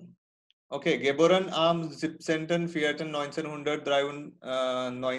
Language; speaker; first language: German; non-native, fluent; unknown